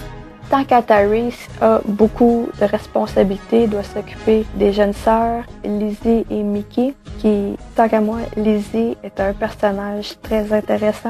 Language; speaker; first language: French; native; French